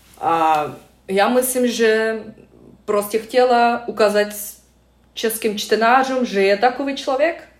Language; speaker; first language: Czech; non-native, fluent; Russian